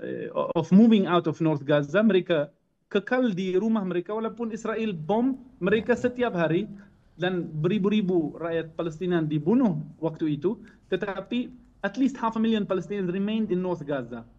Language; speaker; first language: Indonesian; non-native, fluent; Arabic